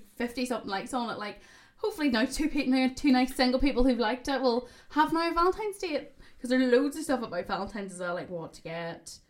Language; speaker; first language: English; native; English